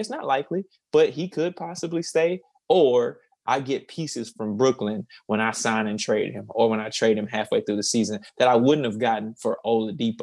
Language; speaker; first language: English; native; English